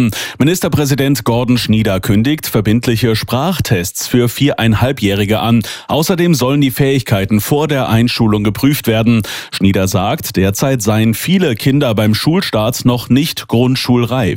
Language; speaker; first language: German; native; German